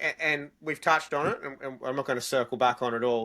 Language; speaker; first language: English; native; English